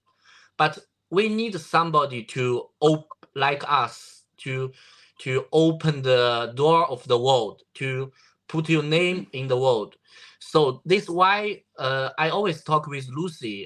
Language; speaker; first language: English; non-native, learner; Chinese